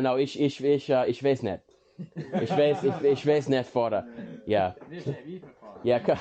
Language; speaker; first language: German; non-native, learner; English